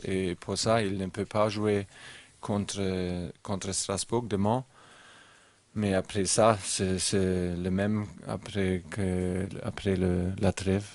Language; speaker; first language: French; non-native, learner; German